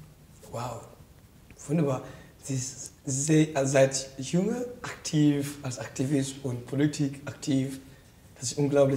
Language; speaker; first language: German; non-native, learner; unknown